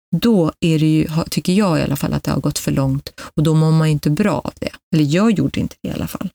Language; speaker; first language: Swedish; early bilingual, other home language; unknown